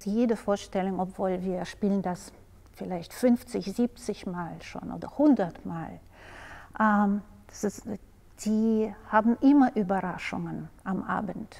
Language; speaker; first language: German; non-native, fluent; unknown